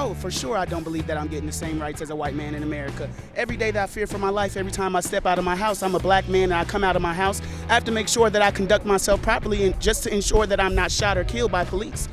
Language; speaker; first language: English; native; English